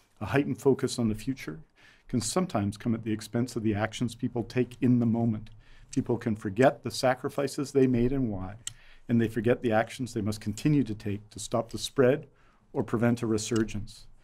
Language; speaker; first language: English; native; English